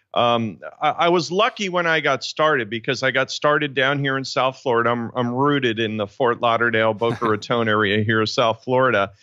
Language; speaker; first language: English; native; English